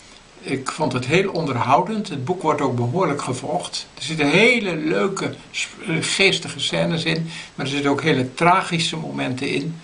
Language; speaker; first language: Dutch; native; Dutch